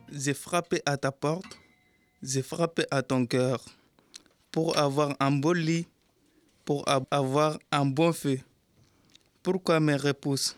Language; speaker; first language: French; non-native, learner; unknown